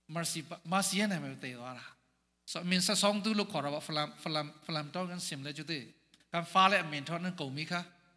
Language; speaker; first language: Burmese; non-native, local second language; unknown